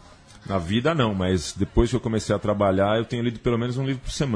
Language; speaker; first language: Portuguese; native; Portuguese